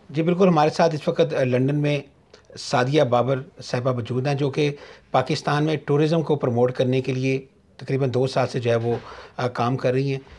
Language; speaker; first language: Urdu; native; Urdu